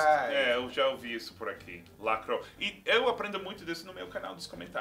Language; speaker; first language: Portuguese; non-native, fluent; English